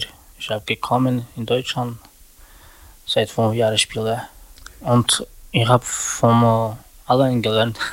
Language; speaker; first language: German; non-native, learner; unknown